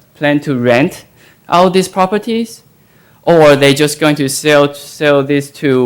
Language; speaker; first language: English; non-native, fluent; Chinese